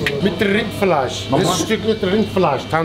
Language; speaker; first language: German; non-native, learner; Turkish